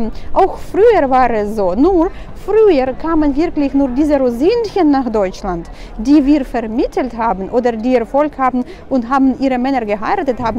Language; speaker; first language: German; non-native, fluent; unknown